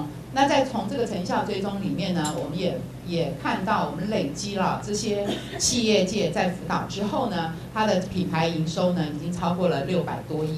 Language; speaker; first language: Chinese; native; Chinese